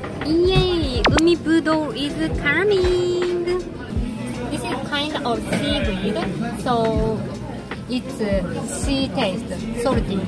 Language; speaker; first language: English; non-native, learner; Japanese